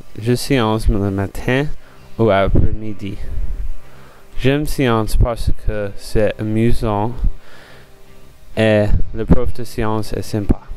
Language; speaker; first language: French; non-native, learner; English